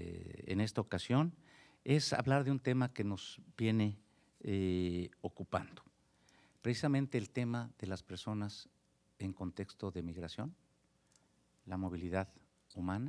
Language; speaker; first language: Spanish; native; Spanish